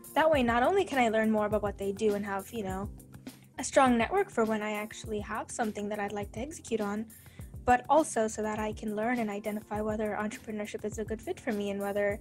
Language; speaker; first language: English; native; English